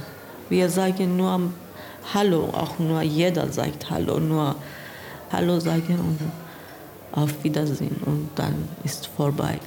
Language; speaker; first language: German; non-native, learner; Persian